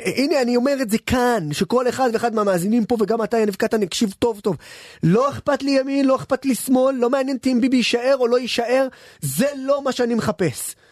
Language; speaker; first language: Hebrew; non-native, local second language; Arabic